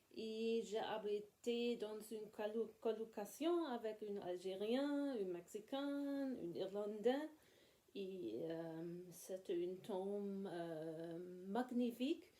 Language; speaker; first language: French; non-native, learner; English